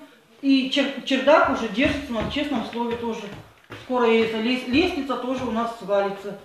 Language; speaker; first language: Russian; native; Russian